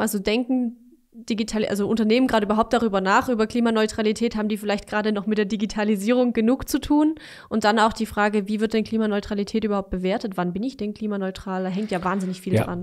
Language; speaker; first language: German; native; German